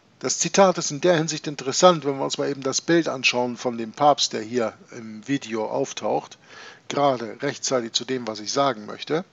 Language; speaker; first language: German; native; German